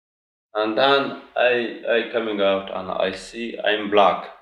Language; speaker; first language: English; non-native, learner; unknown